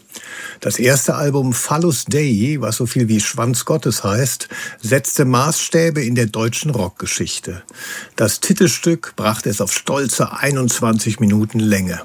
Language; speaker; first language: German; native; German